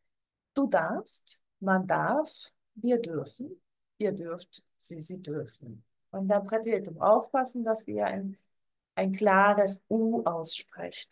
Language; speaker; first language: German; non-native, fluent; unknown